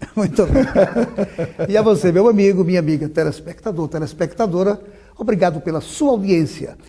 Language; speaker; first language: Portuguese; native; Portuguese